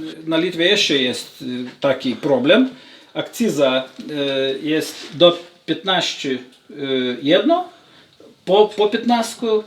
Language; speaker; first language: Polish; non-native, learner; Lithuanian